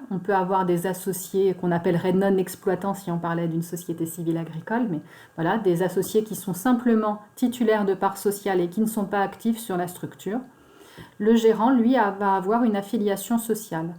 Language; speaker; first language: French; native; French